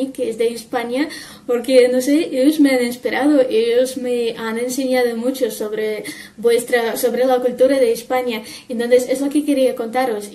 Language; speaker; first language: Spanish; non-native, fluent; Russian